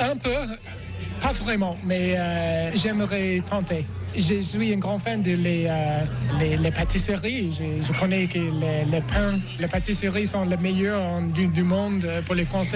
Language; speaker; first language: French; non-native, learner; English